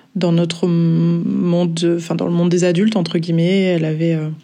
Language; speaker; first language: French; native; French